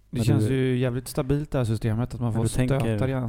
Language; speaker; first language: Swedish; native; Swedish